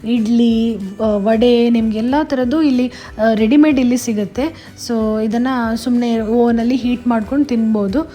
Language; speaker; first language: Kannada; non-native, local second language; Konkani